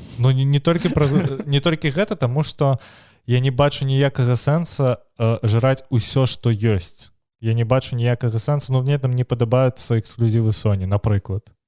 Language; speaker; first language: Belarusian; native; Belarusian